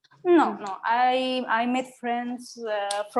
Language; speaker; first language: English; non-native, learner; Arabic